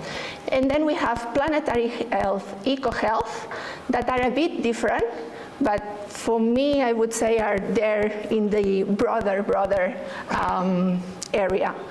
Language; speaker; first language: English; non-native, fluent; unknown